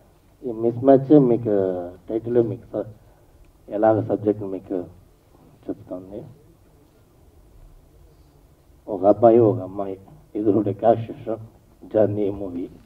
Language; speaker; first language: Telugu; non-native, learner; Tamil